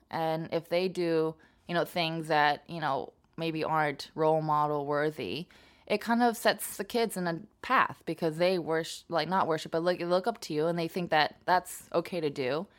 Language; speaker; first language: English; native; English